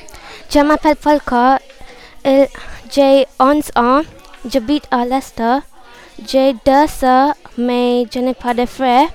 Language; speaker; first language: French; non-native, learner; English